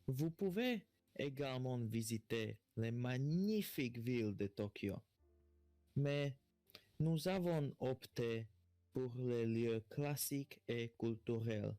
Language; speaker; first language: French; non-native, learner; Slovak